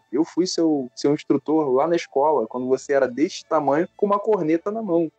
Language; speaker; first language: Portuguese; native; Portuguese